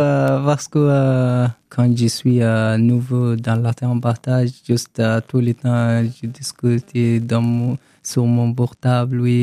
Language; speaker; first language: French; non-native, learner; Arabic